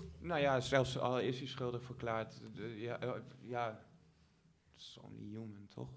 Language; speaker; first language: Dutch; native; Dutch